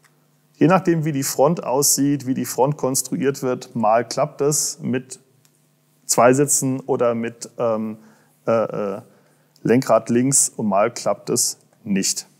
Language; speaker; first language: German; native; German